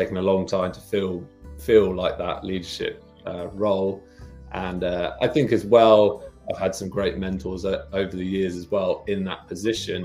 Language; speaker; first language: English; native; English